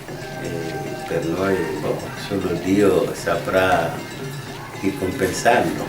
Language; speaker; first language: Italian; non-native, fluent; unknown